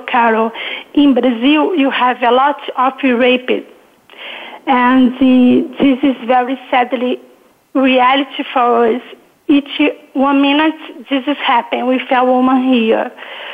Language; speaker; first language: English; non-native, learner; Portuguese